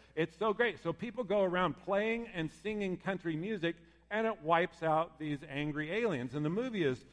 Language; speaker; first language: English; native; English